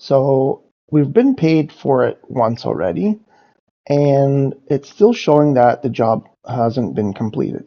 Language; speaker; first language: English; native; English